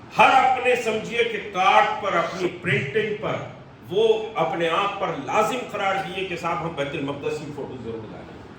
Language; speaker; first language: Urdu; native; Urdu